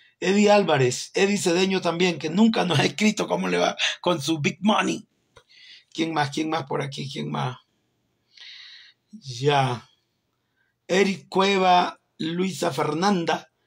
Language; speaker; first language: Spanish; native; Spanish